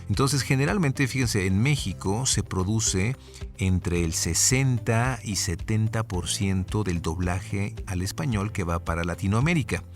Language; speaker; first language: Spanish; native; Spanish